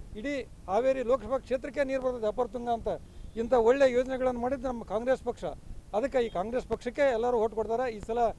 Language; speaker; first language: Kannada; native; Kannada